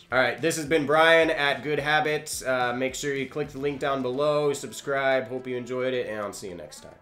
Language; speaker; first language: English; native; English